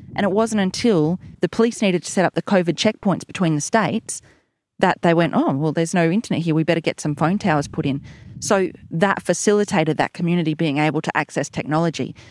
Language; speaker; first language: English; native; English